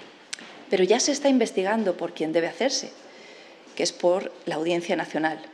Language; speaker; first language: Spanish; native; Spanish